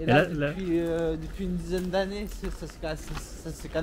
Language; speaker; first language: French; native; French